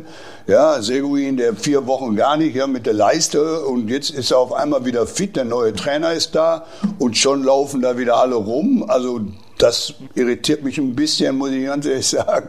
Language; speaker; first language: German; native; German